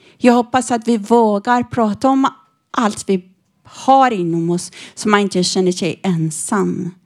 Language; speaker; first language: Swedish; non-native, fluent; Persian